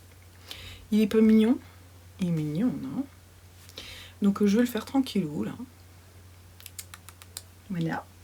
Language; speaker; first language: French; native; French